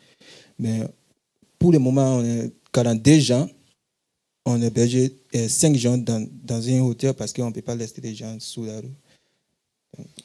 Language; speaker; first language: French; non-native, learner; English